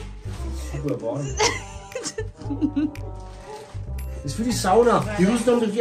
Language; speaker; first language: German; native; German